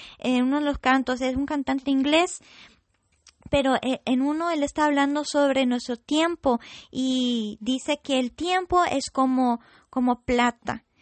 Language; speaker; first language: Spanish; non-native, fluent; English